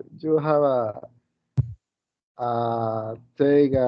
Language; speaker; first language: English; non-native, learner; Spanish